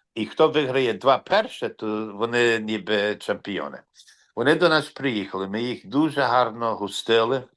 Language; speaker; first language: Ukrainian; early bilingual, heritage; Ukrainian